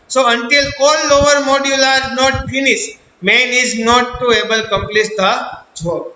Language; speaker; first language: English; non-native, local second language; Gujarati